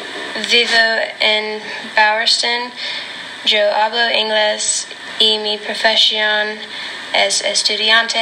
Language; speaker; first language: Spanish; non-native, learner; English